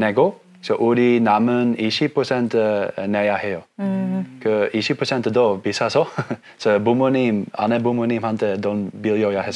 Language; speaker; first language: Korean; non-native, learner; Dutch